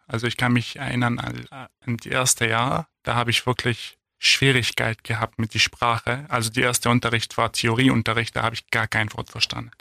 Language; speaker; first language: German; non-native, fluent; Arabic